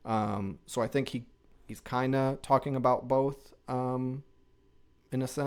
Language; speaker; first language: English; native; English